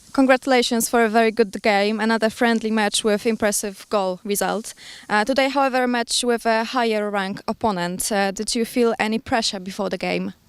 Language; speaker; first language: English; non-native, fluent; Polish